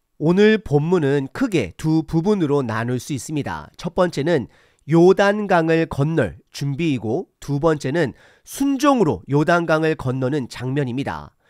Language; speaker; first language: Korean; native; Korean